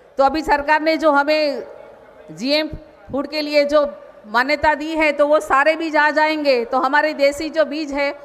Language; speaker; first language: Hindi; non-native, local second language; Gujarati